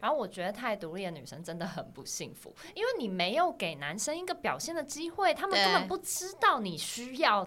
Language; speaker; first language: Chinese; native; Chinese